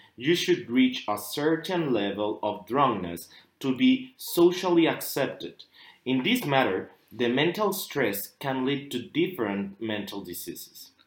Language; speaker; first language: English; non-native, fluent; Spanish